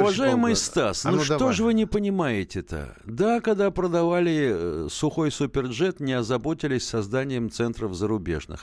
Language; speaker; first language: Russian; native; Russian